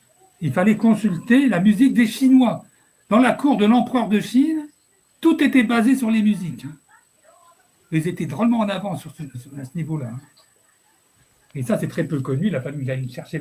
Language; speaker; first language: French; native; French